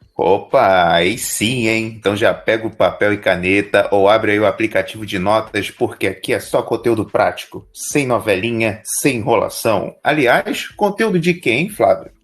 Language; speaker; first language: Portuguese; native; Portuguese